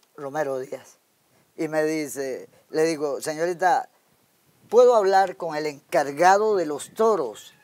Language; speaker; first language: Spanish; native; Spanish